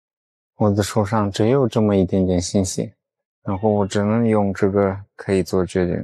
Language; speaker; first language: Chinese; early bilingual, heritage; Chinese